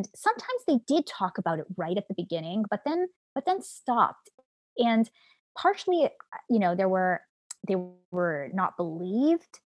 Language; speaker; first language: English; native; English